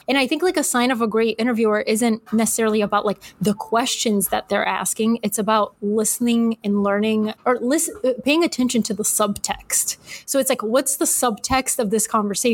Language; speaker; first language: English; native; English